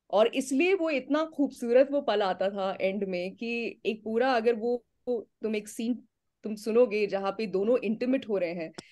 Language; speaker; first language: Hindi; native; Hindi